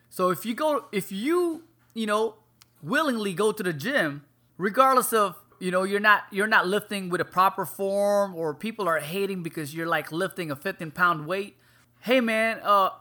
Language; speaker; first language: English; non-native, local second language; Filipino